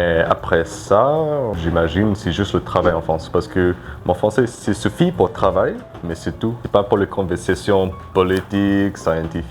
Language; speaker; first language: French; non-native, learner; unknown